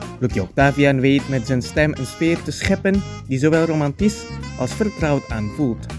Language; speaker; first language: Dutch; non-native, fluent; Indonesian